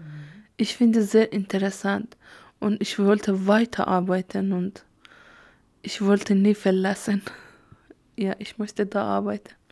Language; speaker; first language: German; non-native, learner; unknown